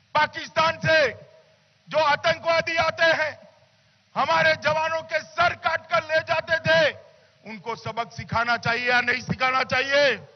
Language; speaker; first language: Hindi; non-native, local second language; Gujarati